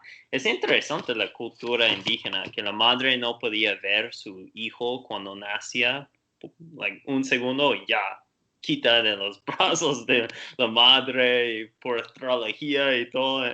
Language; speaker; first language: Spanish; non-native, learner; Portuguese